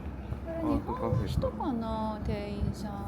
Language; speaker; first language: Japanese; native; Japanese